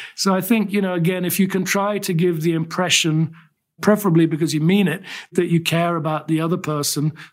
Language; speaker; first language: English; native; English